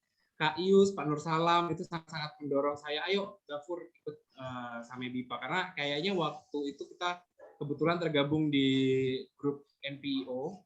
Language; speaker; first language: Indonesian; native; Indonesian